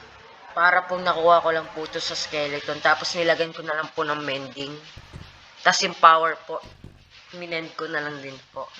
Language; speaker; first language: Filipino; native; Filipino